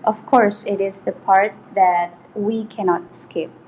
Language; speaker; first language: English; non-native, fluent; Indonesian